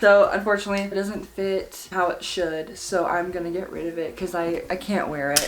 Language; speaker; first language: English; native; English